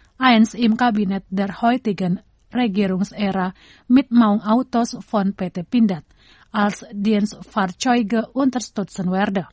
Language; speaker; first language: German; non-native, fluent; Indonesian